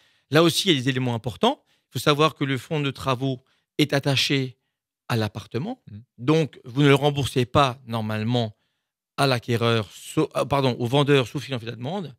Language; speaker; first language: French; native; French